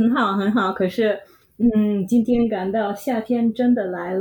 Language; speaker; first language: Chinese; non-native, fluent; Vietnamese